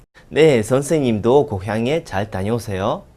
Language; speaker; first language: Korean; non-native, learner; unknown